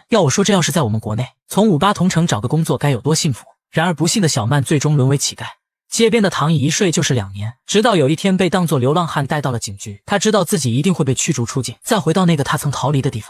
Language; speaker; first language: Chinese; native; Chinese